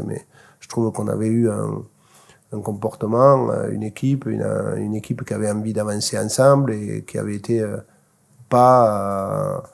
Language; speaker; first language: French; native; French